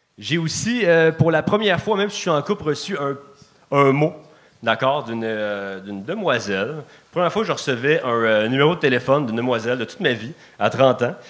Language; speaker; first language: French; native; French